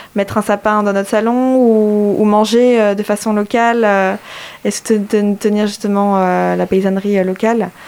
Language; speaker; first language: French; native; French